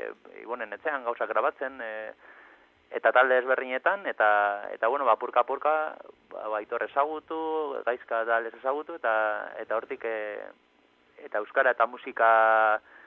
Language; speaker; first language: Basque; non-native, local second language; Spanish